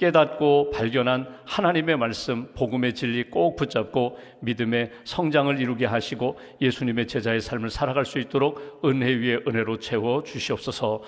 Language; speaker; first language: Korean; native; Korean